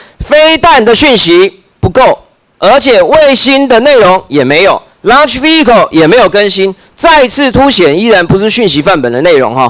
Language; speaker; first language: Chinese; native; Chinese